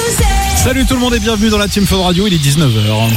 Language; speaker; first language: French; native; French